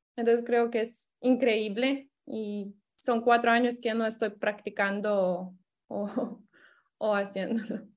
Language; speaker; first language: Spanish; non-native, fluent; Lithuanian